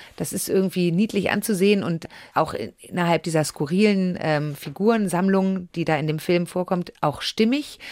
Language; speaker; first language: German; native; German